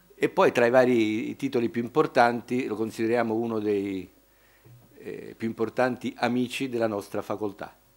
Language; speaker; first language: Italian; native; Italian